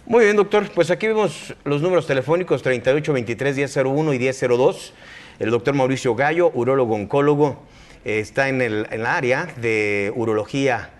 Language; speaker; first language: Spanish; native; Spanish